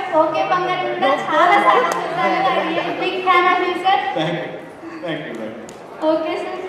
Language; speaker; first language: Telugu; native; Telugu